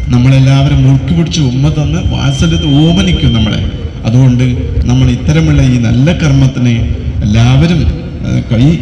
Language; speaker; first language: Malayalam; non-native, local second language; Kannada